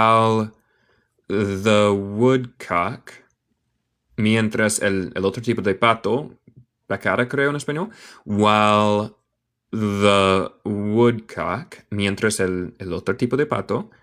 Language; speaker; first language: Spanish; non-native, learner; English